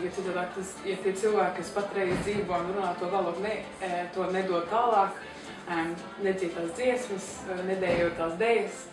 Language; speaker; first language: Latvian; early bilingual, heritage; Latvian